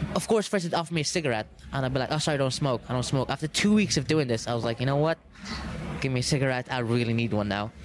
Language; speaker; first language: English; early bilingual, other home language; Arabic